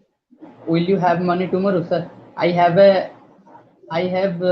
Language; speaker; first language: English; non-native, learner; Odia